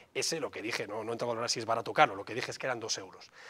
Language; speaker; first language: Spanish; native; Spanish